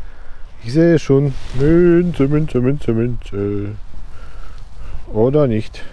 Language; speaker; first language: German; non-native, learner; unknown